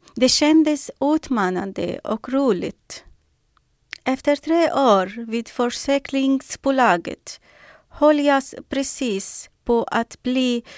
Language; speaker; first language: Swedish; non-native, learner; Arabic